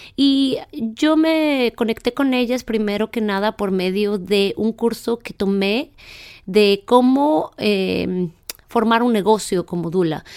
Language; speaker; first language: Spanish; native; Spanish